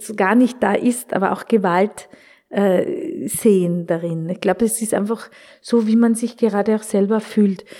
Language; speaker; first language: German; native; German